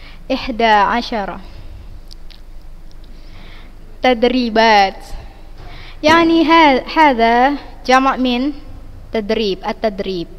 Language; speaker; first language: Arabic; non-native, fluent; Indonesian